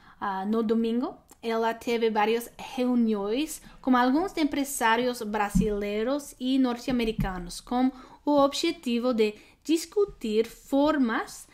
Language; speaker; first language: Portuguese; non-native, learner; English